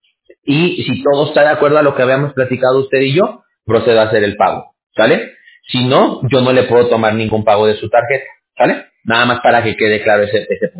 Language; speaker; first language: Spanish; native; Spanish